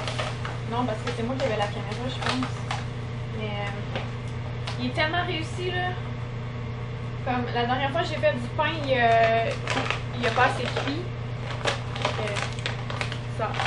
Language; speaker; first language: French; native; French